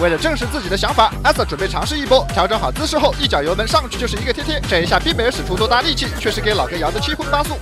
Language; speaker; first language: Chinese; native; Chinese